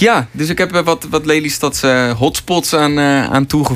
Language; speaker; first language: Dutch; native; Dutch